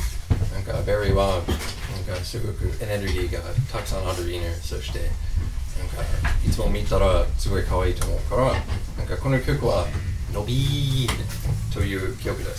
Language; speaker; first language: Japanese; non-native, fluent; English